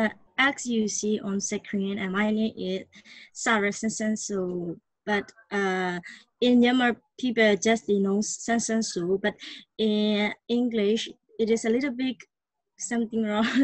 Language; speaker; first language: English; non-native, learner; Burmese